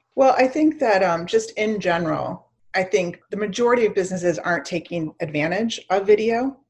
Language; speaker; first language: English; native; English